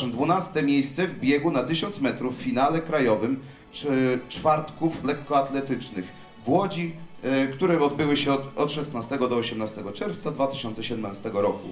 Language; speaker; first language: Polish; native; Polish